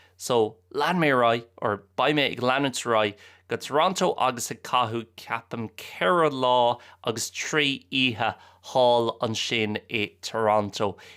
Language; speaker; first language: Irish; native; Irish